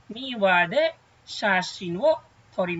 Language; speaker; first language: Japanese; non-native, fluent; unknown